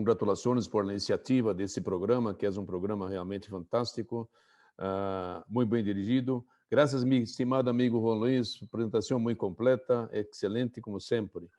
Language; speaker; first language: Portuguese; non-native, fluent; Spanish